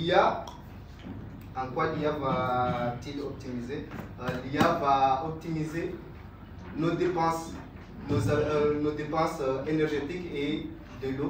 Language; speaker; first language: French; non-native, local second language; Ngazidja Comorian